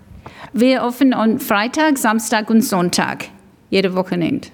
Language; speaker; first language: German; early bilingual, heritage; English